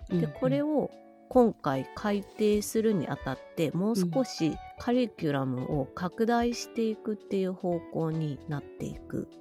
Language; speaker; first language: Japanese; native; Japanese